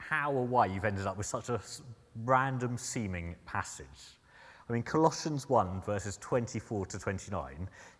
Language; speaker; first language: English; native; English